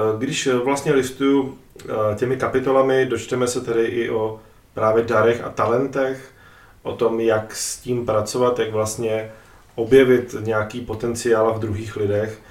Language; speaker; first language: Czech; native; Czech